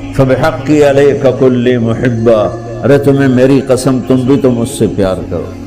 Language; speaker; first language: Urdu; non-native, local second language; Punjabi